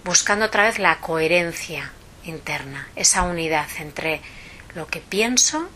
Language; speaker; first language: Spanish; native; Spanish